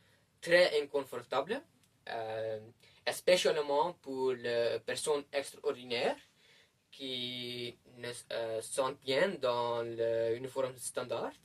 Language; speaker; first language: French; non-native, learner; Dutch